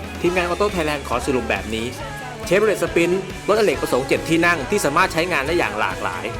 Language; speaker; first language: Thai; native; Thai